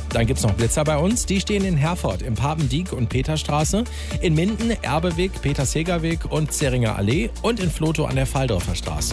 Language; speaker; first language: German; native; German